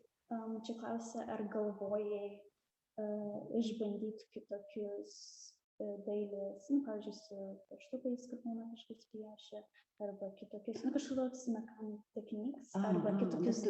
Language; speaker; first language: Lithuanian; early bilingual, heritage; Russian